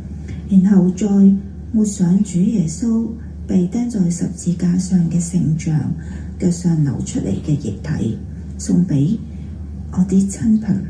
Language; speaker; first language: Cantonese; native; Cantonese